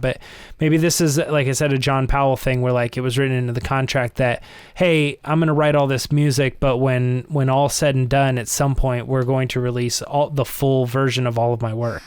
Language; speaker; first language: English; native; English